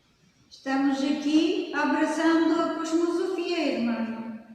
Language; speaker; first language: Portuguese; non-native, fluent; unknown